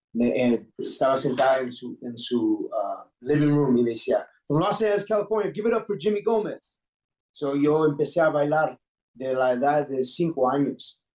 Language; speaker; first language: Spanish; early bilingual, heritage; English